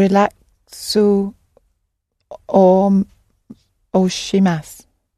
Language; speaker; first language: Japanese; non-native, learner; English